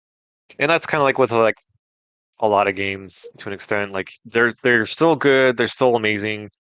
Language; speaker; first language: English; native; English